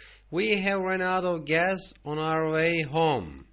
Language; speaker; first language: English; non-native, fluent; Turkish